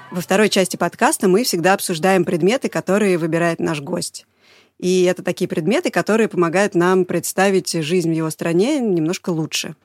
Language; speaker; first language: Russian; native; Russian